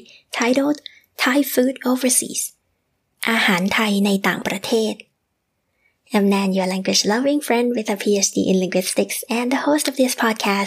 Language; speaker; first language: English; non-native, local second language; Thai